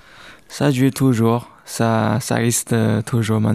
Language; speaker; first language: French; non-native, learner; Chinese